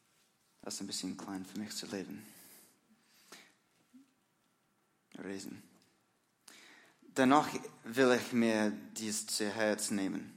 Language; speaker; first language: German; non-native, learner; English